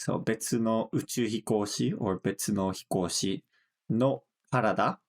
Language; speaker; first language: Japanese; non-native, fluent; English